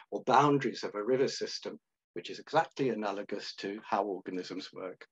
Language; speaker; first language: English; native; English